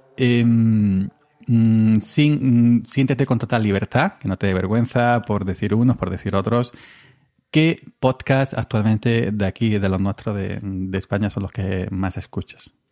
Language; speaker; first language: Spanish; native; Spanish